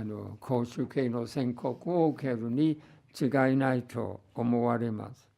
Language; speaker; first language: Japanese; non-native, fluent; English